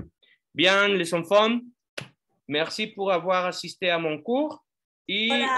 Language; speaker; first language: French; non-native, fluent; Spanish